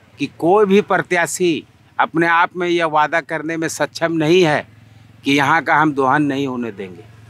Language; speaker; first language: Hindi; native; Hindi